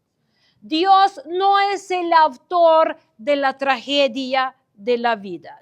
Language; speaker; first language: Spanish; non-native, fluent; Ukrainian